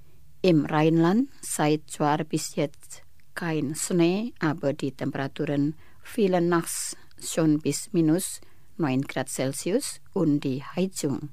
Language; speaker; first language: German; non-native, fluent; Indonesian